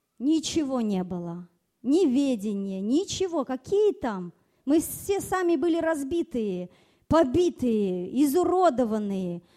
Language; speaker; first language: Russian; early bilingual, other home language; German